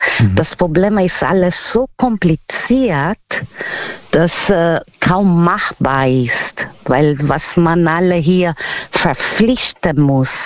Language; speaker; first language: German; non-native, learner; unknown